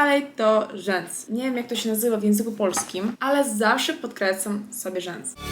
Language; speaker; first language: Polish; non-native, fluent; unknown